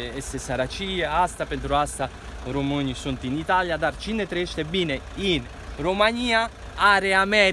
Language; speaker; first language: Romanian; non-native, learner; Italian